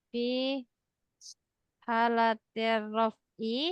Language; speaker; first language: Arabic; non-native, fluent; Indonesian